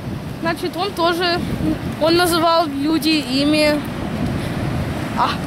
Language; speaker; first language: Russian; early bilingual, heritage; Russian